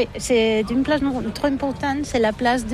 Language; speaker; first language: French; non-native, learner; Catalan